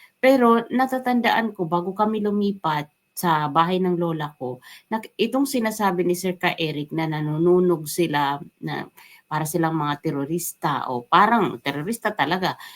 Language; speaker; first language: Filipino; non-native, local second language; Waray